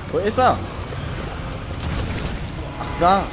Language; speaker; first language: German; native; German